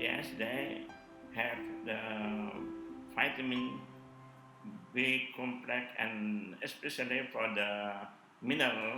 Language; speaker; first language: English; non-native, learner; Indonesian